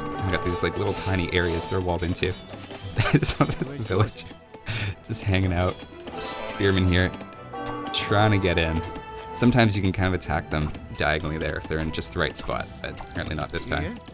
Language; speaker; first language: English; native; English